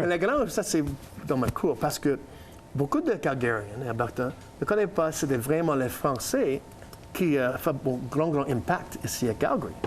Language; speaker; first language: French; non-native, learner; English